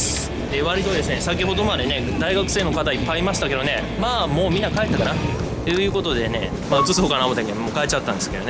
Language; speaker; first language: Japanese; native; Japanese